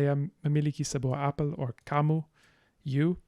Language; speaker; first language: Indonesian; non-native, learner; English